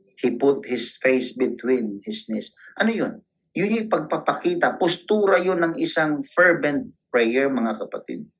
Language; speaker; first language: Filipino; non-native, local second language; Cebuano